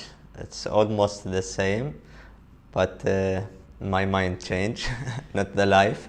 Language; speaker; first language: English; non-native, learner; Arabic